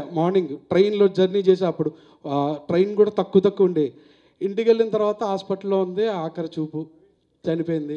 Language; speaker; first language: Telugu; native; Telugu